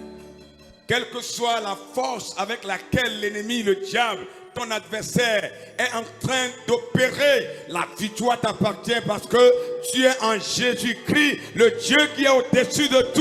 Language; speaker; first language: French; non-native, local second language; Ewe